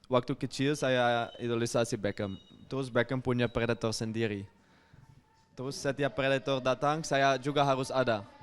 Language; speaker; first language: Indonesian; non-native, fluent; Dutch